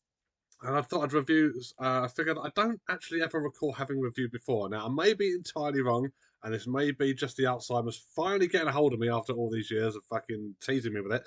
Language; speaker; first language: English; native; English